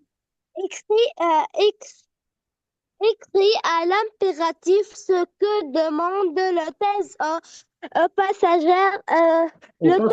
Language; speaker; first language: French; non-native, learner; Arabic